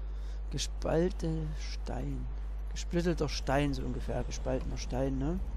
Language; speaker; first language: German; native; German